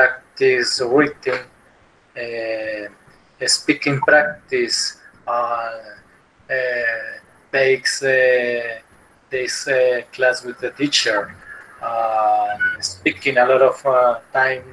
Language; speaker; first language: English; non-native, learner; Spanish